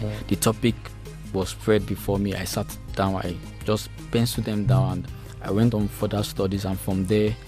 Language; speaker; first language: English; non-native, local second language; Yoruba